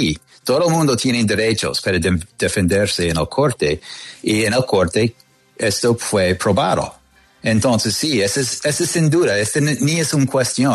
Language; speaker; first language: Spanish; non-native, fluent; English